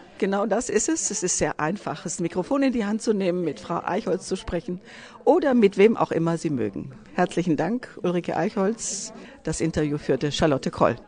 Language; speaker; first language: German; native; German